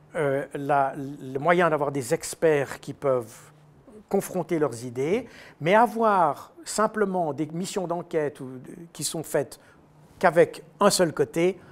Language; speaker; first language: French; native; French